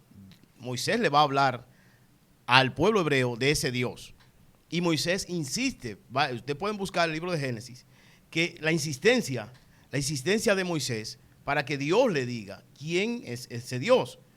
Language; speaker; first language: Spanish; native; Spanish